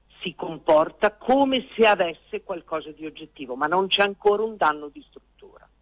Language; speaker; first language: Italian; native; Italian